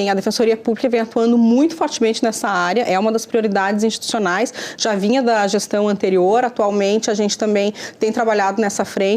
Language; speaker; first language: Portuguese; native; Portuguese